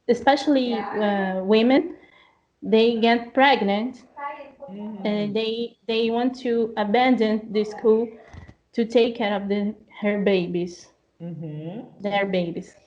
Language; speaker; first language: English; non-native, learner; Portuguese